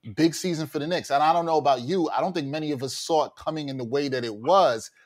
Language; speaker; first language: English; native; English